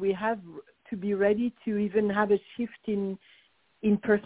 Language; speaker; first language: English; non-native, fluent; French